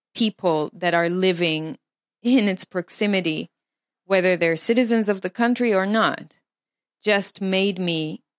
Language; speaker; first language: English; non-native, fluent; Hebrew